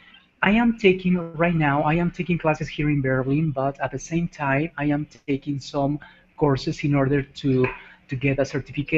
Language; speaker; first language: English; non-native, fluent; Spanish